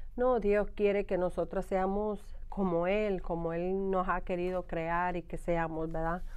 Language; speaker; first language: Spanish; early bilingual, heritage; Spanish